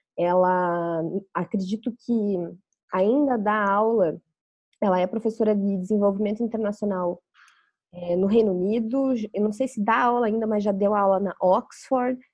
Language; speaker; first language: Portuguese; native; Portuguese